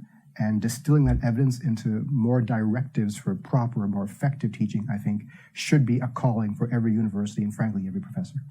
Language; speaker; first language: English; native; English